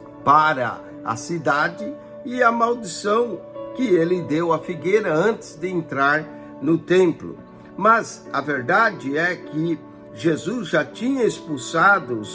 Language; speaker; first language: Portuguese; native; Portuguese